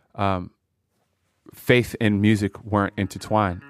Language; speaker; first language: English; native; English